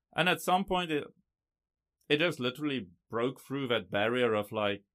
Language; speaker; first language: English; non-native, local second language; Afrikaans